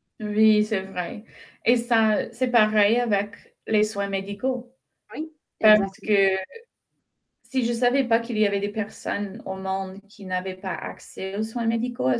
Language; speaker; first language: French; non-native, fluent; English